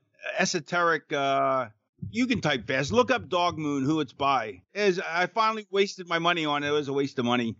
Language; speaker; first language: English; native; English